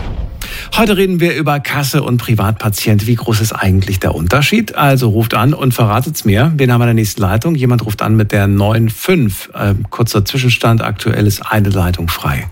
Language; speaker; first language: German; native; German